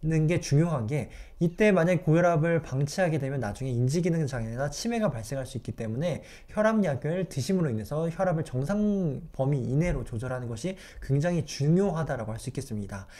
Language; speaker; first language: Korean; native; Korean